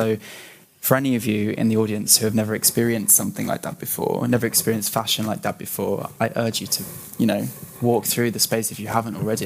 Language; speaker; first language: English; native; English